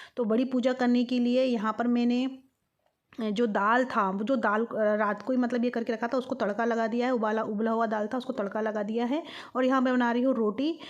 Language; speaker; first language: Hindi; non-native, local second language; Bangla